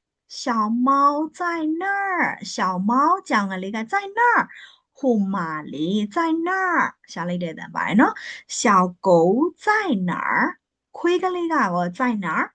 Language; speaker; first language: Chinese; non-native, fluent; Burmese